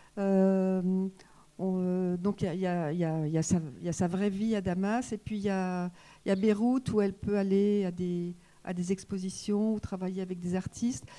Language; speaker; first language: French; native; French